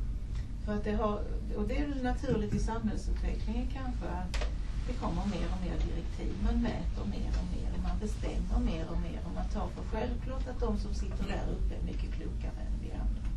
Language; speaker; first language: Swedish; native; Swedish